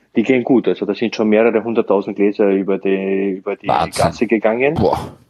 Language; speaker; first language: German; non-native, fluent; Slovenian